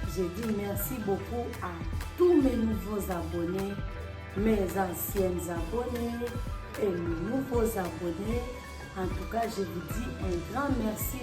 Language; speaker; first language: French; non-native, local second language; Lingala